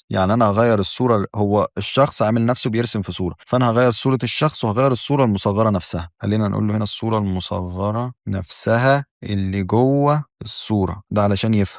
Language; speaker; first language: Arabic; native; Arabic